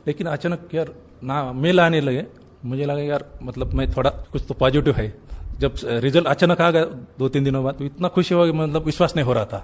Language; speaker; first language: Hindi; non-native, local second language; Marathi